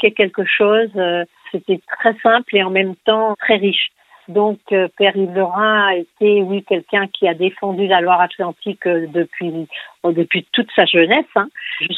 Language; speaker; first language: French; non-native, local second language; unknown